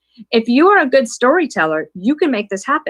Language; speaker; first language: English; native; English